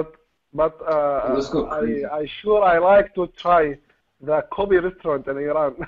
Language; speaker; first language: English; non-native, learner; Arabic